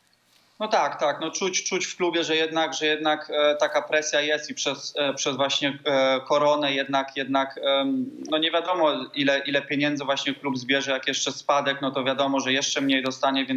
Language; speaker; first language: Polish; early bilingual, heritage; Polish